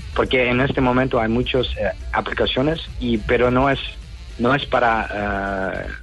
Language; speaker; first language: Spanish; non-native, learner; Dutch